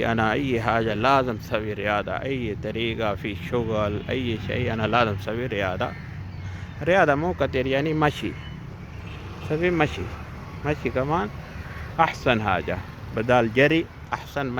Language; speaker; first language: Arabic; non-native, learner; Urdu